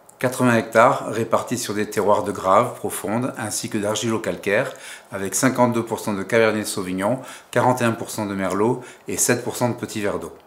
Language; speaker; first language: French; native; French